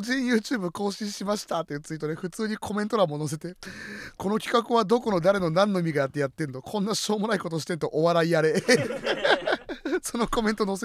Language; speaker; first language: Japanese; native; Japanese